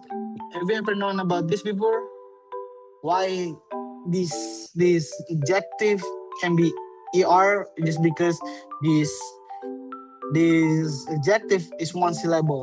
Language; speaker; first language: English; non-native, learner; Indonesian